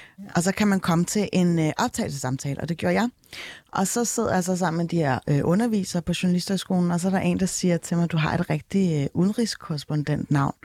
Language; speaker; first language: Danish; early bilingual, other home language; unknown